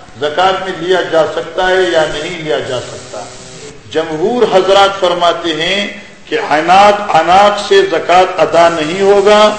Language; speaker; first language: Urdu; non-native, local second language; Pashto